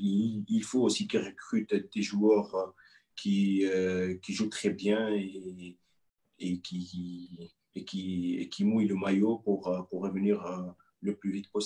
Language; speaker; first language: French; non-native, local second language; Arabic